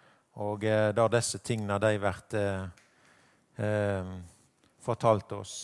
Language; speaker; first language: Norwegian; native; Norwegian